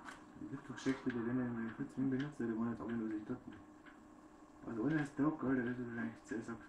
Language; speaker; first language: German; native; German